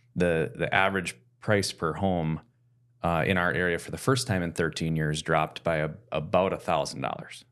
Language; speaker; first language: English; native; English